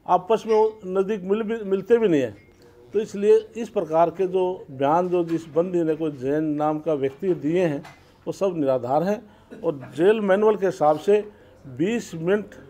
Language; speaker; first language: Hindi; native; Hindi